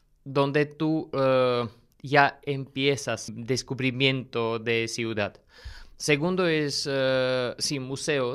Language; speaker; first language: Spanish; non-native, learner; Armenian